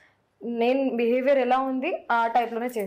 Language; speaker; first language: Telugu; non-native, learner; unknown